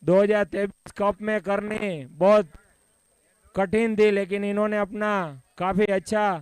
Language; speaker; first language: Hindi; non-native, local second language; Gujarati